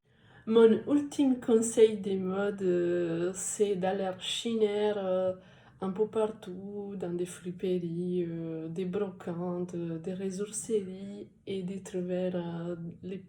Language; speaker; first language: French; non-native, fluent; Italian